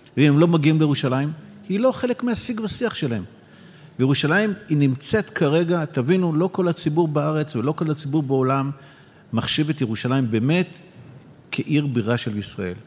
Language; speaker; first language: Hebrew; native; Hebrew